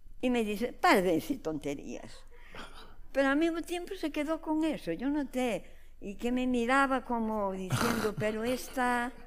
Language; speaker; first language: Spanish; non-native, local second language; Galician